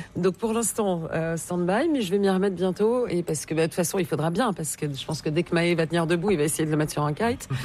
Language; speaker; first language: French; native; French